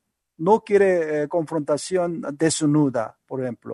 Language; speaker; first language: Spanish; non-native, learner; Korean